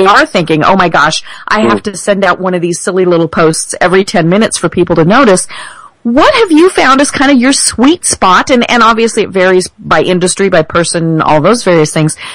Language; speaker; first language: English; native; English